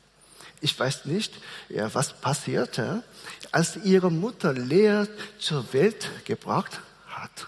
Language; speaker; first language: German; non-native, fluent; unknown